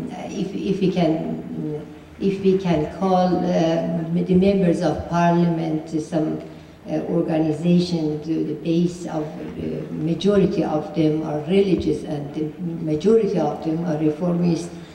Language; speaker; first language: English; non-native, fluent; Persian